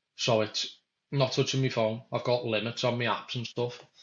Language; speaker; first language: English; native; English